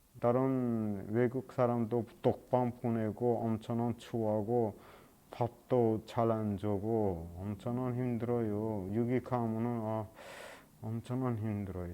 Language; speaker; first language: Korean; non-native, learner; Persian